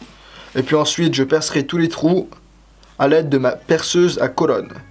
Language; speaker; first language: French; native; French